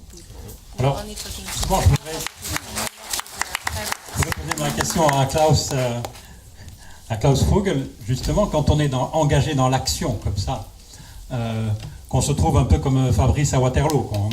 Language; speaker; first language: French; native; French